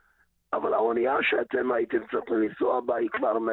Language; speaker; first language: Hebrew; early bilingual, other home language; Yiddish